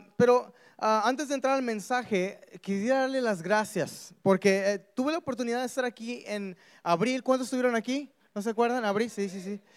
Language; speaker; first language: Spanish; early bilingual, heritage; Spanish